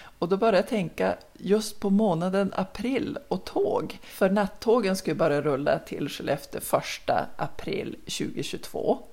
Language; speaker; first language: Swedish; native; Swedish